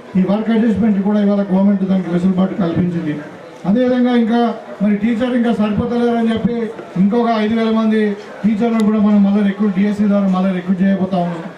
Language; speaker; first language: Telugu; native; Telugu